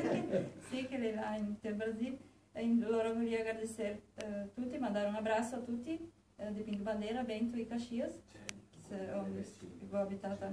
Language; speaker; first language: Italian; early bilingual, heritage; Portuguese